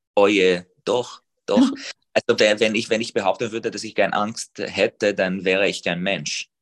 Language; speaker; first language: German; non-native, fluent; Arabic